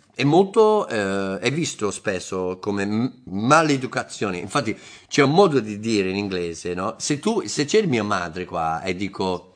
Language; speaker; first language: Italian; non-native, fluent; English